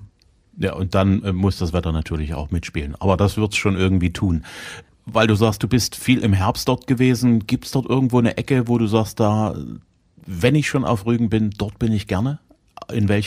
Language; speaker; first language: German; native; German